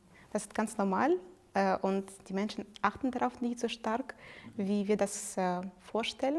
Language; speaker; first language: German; non-native, fluent; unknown